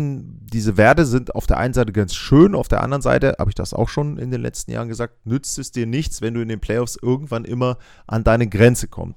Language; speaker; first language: German; native; German